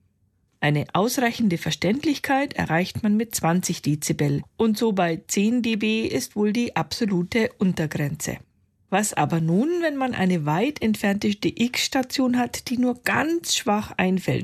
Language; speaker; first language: German; native; German